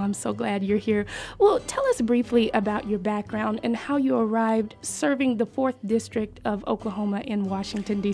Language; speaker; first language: English; native; English